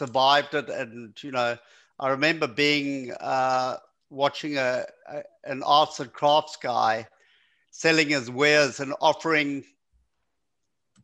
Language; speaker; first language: English; native; English